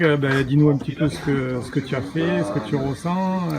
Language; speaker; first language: French; native; French